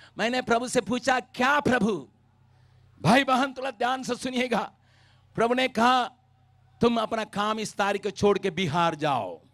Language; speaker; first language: Hindi; non-native, local second language; Tamil